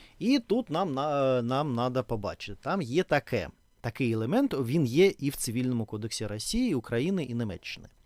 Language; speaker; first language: Ukrainian; non-native, learner; Russian